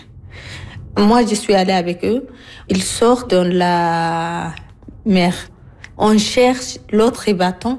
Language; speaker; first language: French; non-native, learner; Arabic